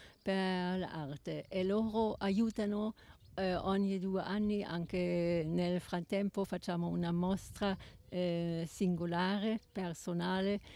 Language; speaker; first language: Italian; non-native, learner; German